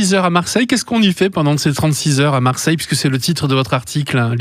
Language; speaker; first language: French; native; French